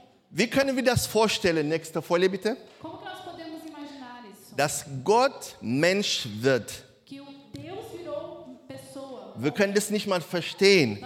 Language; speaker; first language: German; non-native, learner; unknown